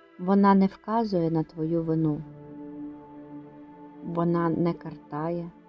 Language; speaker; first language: Ukrainian; native; Ukrainian